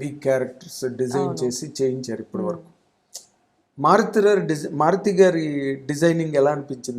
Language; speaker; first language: Telugu; native; Telugu